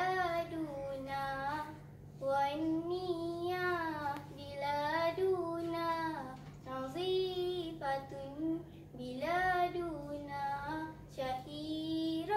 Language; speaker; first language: Arabic; non-native, learner; Malay